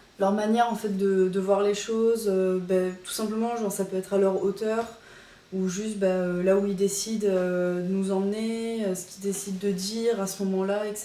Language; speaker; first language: French; native; French